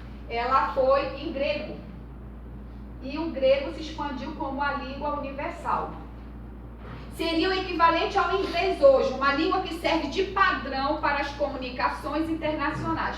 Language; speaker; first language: Portuguese; native; Portuguese